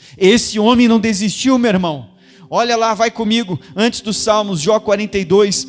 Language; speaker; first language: Portuguese; native; Portuguese